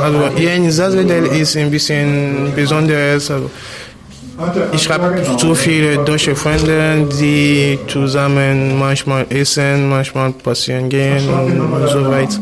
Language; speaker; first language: German; non-native, learner; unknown